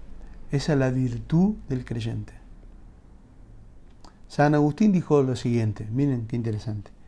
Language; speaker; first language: Spanish; native; Spanish